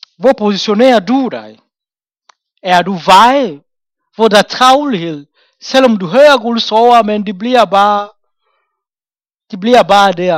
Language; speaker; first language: Danish; non-native, fluent; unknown